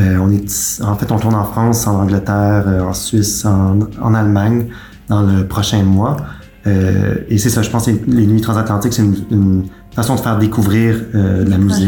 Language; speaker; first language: French; native; French